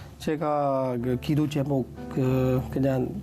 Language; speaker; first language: Korean; non-native, learner; S'gaw Karen